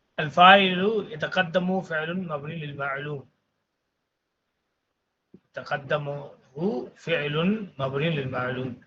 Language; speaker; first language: Arabic; non-native, fluent; Tamil